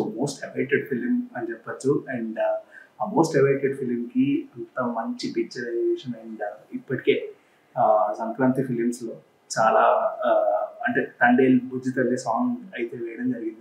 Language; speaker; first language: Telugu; native; Telugu